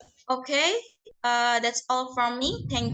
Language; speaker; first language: English; non-native, learner; Indonesian